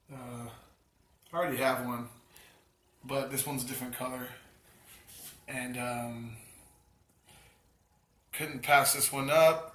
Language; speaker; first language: English; native; English